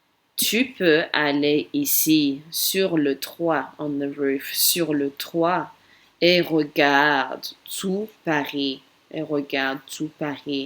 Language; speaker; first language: French; non-native, fluent; English